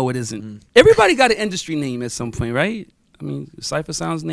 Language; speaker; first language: English; native; English